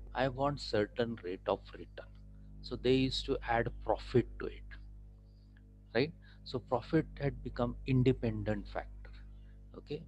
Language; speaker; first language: English; non-native, local second language; Marathi